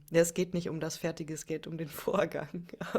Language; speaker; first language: German; native; German